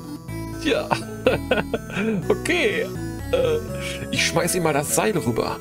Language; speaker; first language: German; native; German